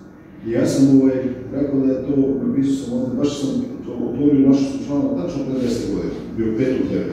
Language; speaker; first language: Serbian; early bilingual, heritage; Serbian